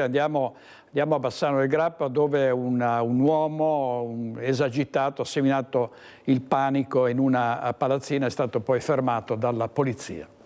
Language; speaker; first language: Italian; native; Italian